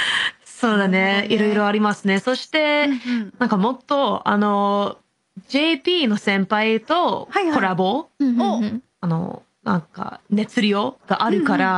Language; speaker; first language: Japanese; non-native, fluent; English